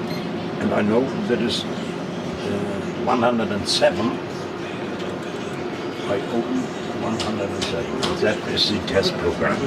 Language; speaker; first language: English; non-native, learner; German